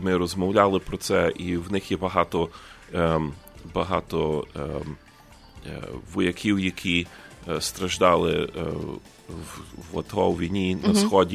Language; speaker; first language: Ukrainian; early bilingual, heritage; Ukrainian